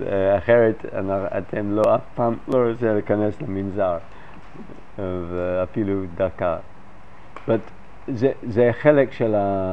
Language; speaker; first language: Hebrew; non-native, fluent; English